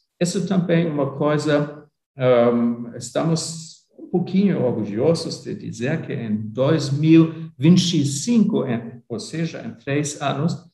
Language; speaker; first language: Portuguese; non-native, fluent; German